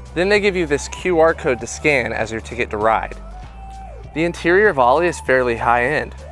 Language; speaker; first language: English; native; English